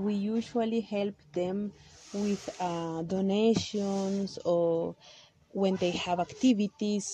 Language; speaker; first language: English; non-native, learner; Kaqchikel